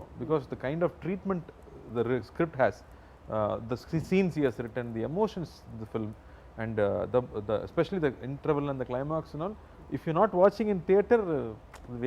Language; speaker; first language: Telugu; non-native, fluent; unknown